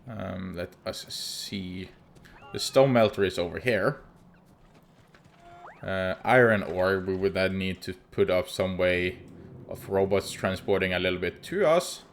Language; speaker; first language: English; non-native, fluent; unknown